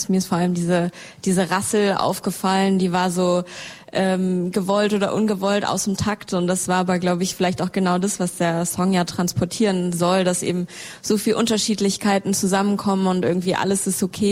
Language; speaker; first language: German; native; German